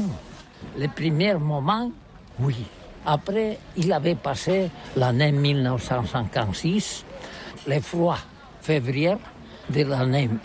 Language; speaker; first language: French; non-native, learner; Catalan